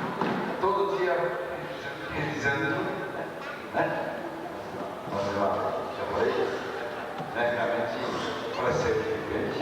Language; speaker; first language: Portuguese; non-native, learner; Japanese